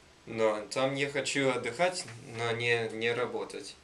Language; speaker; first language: Russian; non-native, learner; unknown